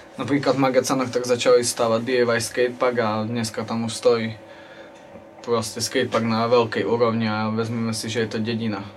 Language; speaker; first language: Slovak; native; Slovak